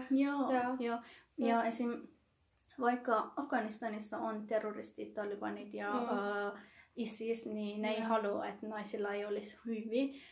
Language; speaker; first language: Finnish; non-native, learner; Persian